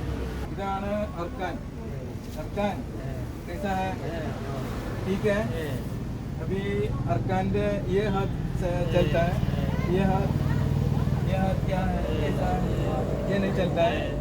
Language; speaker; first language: Hindi; non-native, local second language; Malayalam